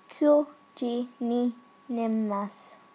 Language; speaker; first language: Japanese; non-native, learner; English